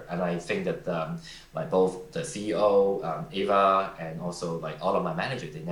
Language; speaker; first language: English; non-native, local second language; Cantonese